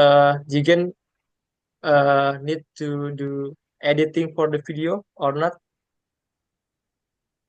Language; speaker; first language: English; non-native, learner; Indonesian